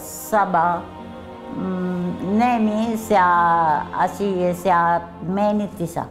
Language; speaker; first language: Arabic; non-native, learner; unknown